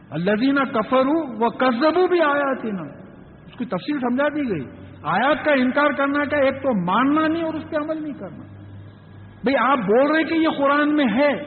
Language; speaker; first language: Urdu; native; Urdu